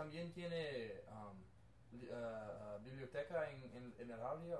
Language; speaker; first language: Spanish; non-native, learner; English